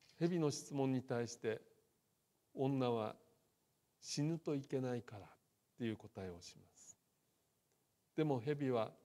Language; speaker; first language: Japanese; native; Japanese